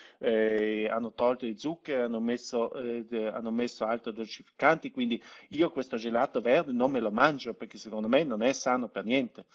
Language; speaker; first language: Italian; non-native, local second language; German